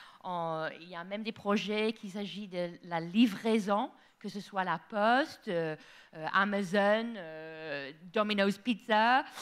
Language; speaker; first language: French; non-native, fluent; English